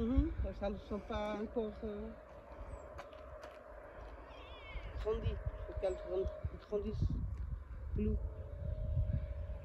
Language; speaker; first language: French; non-native, learner; Portuguese